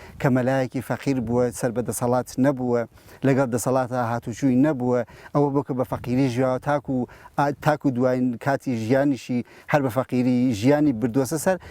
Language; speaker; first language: Central Kurdish; non-native, local second language; Gurani